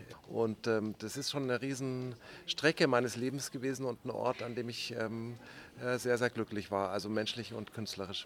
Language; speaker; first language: German; native; German